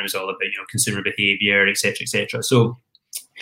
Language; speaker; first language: English; native; English